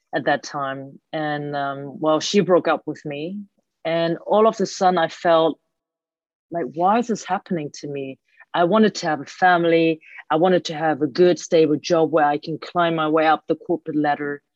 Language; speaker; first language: English; early bilingual, other home language; Cantonese